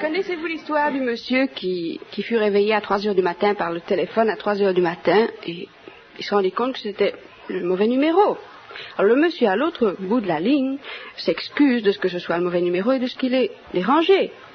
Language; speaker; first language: French; native; French